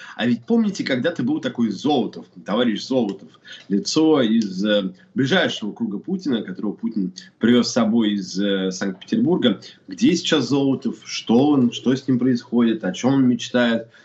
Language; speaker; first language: Russian; native; Russian